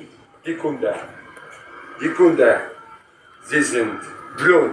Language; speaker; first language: German; non-native, learner; Polish